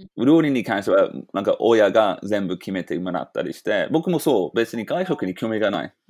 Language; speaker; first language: Japanese; non-native, fluent; English